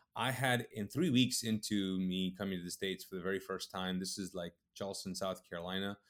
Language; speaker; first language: English; early bilingual, other home language; Urdu